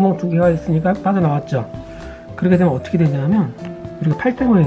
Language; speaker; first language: Korean; native; Korean